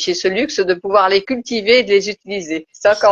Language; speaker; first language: French; native; French